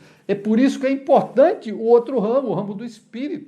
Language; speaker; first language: Portuguese; native; Portuguese